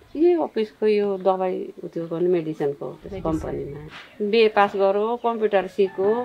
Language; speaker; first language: Nepali; native; Nepali